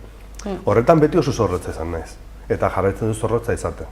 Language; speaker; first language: Basque; non-native, local second language; Spanish